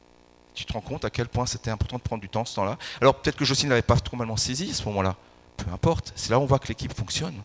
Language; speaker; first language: French; native; French